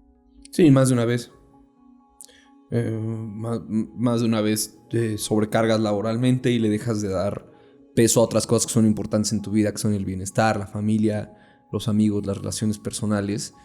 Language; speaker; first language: Spanish; native; Spanish